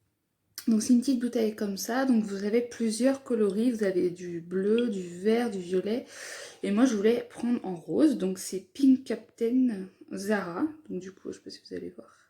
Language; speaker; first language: French; native; French